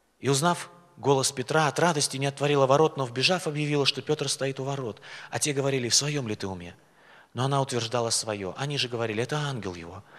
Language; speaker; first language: Russian; native; Russian